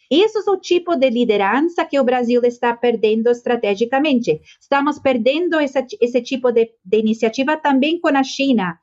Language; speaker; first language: Portuguese; non-native, fluent; Spanish